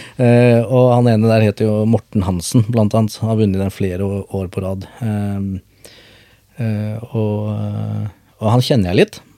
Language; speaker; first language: Norwegian; early bilingual, other home language; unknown